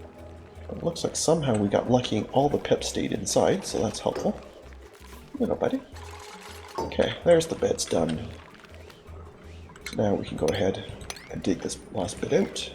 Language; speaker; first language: English; native; English